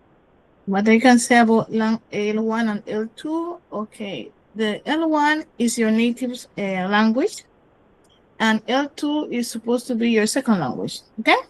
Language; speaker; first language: English; non-native, learner; Spanish